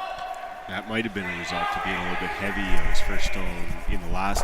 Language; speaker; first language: English; native; English